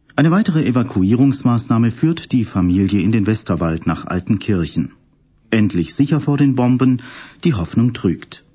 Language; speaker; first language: German; native; German